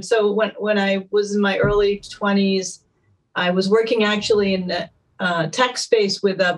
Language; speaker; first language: English; native; English